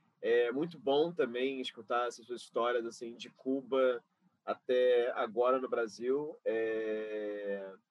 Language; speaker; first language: Portuguese; native; Portuguese